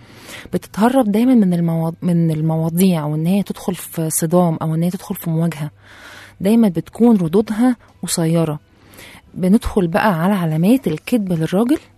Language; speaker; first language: Arabic; native; Arabic